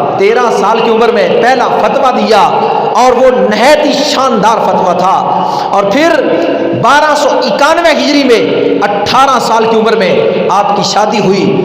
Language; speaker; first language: Urdu; non-native, local second language; Punjabi